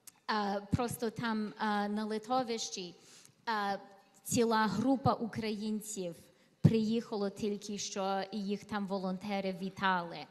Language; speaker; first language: Ukrainian; early bilingual, heritage; Ukrainian